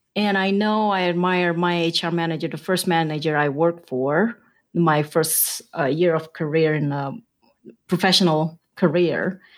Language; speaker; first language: English; non-native, fluent; Indonesian